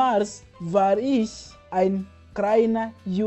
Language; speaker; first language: German; non-native, fluent; Kinyarwanda